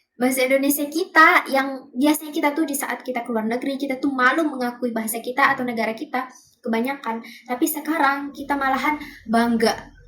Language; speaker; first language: Indonesian; native; Indonesian